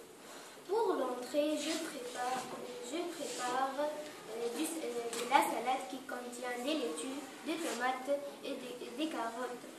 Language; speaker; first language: French; non-native, learner; Arabic